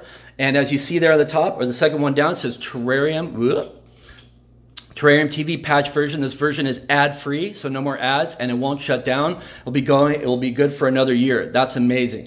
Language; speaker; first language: English; native; English